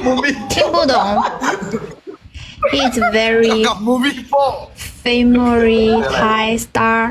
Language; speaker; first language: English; non-native, learner; Chinese